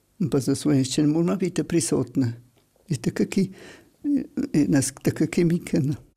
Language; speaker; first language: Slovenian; native; Slovenian